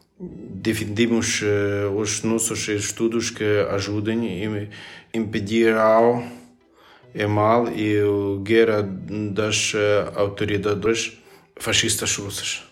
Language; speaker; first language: Portuguese; non-native, learner; Ukrainian